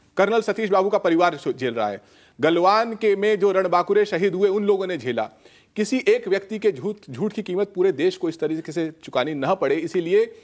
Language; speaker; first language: Hindi; native; Hindi